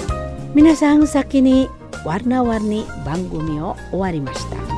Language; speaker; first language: Japanese; non-native, learner; Indonesian